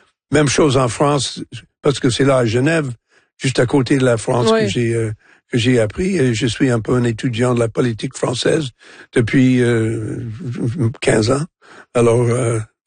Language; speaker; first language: French; non-native, local second language; English